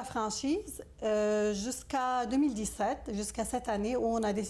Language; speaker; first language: French; native; French